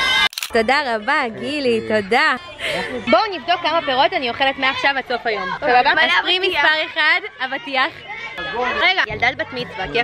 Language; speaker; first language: Hebrew; native; Hebrew